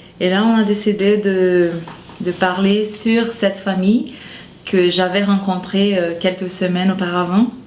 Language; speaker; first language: French; non-native, fluent; Portuguese